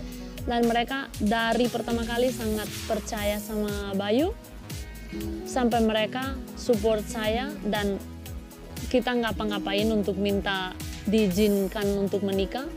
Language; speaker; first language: Indonesian; non-native, fluent; Spanish